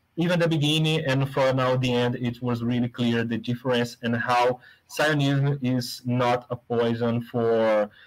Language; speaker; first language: English; non-native, fluent; Portuguese